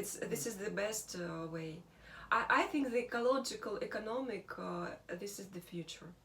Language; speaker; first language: English; non-native, learner; Russian